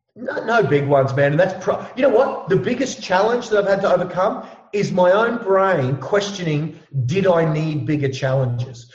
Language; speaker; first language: English; native; English